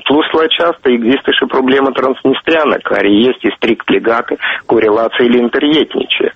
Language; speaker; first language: Romanian; non-native, local second language; Russian